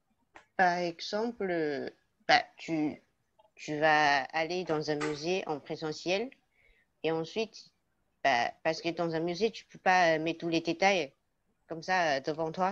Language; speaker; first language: French; non-native, learner; Chinese